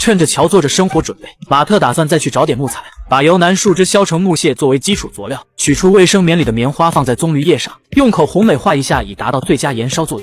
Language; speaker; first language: Chinese; native; Chinese